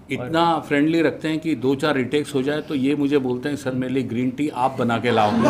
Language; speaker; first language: Hindi; native; Hindi